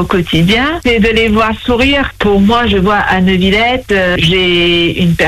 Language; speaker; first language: French; non-native, local second language; Morisyen